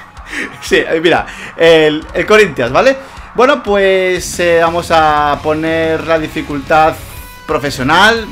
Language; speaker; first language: Spanish; native; Spanish